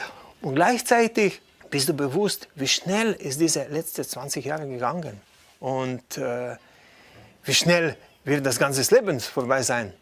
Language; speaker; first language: German; non-native, fluent; Slovenian